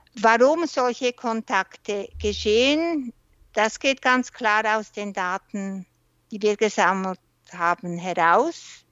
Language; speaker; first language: German; non-native, local second language; French